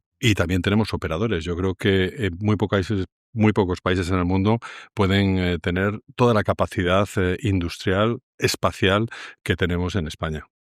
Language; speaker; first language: Spanish; native; Spanish